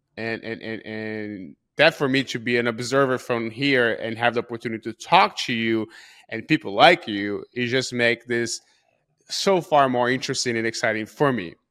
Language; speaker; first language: English; non-native, fluent; Portuguese